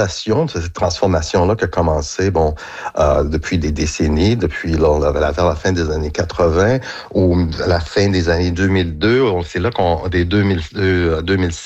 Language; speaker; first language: French; native; French